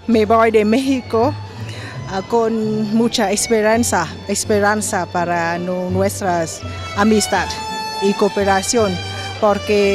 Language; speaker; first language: Spanish; non-native, fluent; Vietnamese